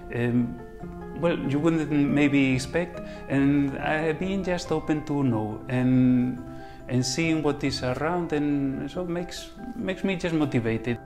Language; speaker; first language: English; non-native, fluent; Galician